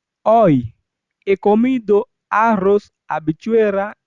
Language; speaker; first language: Spanish; non-native, fluent; Haitian Creole